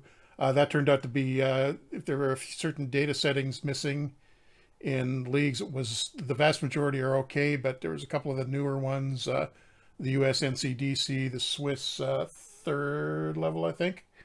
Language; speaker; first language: English; native; English